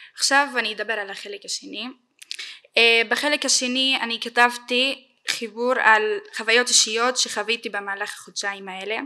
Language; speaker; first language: Hebrew; non-native, local second language; Arabic